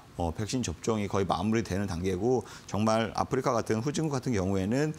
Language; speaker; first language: Korean; native; Korean